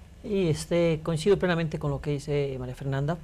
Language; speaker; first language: Spanish; native; Spanish